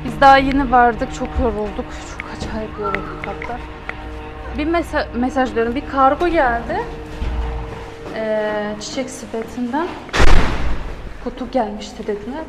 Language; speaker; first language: Turkish; non-native, fluent; Russian